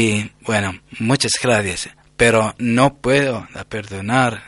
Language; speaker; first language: Spanish; non-native, learner; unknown